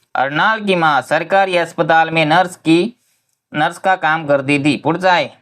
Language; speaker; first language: Hindi; non-native, local second language; Marathi